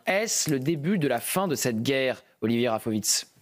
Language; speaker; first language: French; native; French